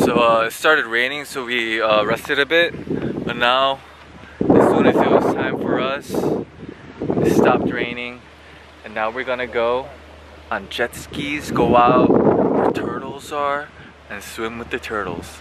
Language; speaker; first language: English; early bilingual, other home language; Korean